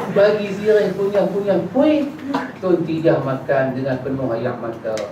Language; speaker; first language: Malay; native; Malay